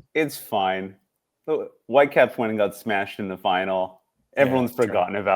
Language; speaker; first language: English; native; English